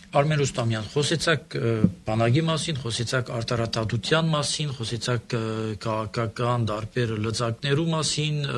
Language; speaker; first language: Armenian; early bilingual, heritage; Armenian